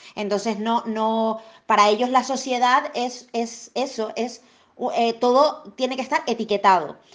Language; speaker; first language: Spanish; native; Spanish